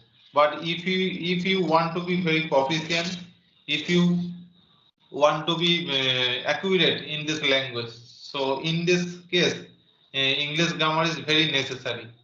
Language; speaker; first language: English; non-native, learner; Bangla